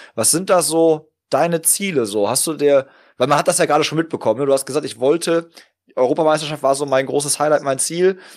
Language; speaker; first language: German; native; German